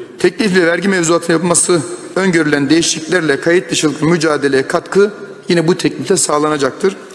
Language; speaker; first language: Turkish; native; Turkish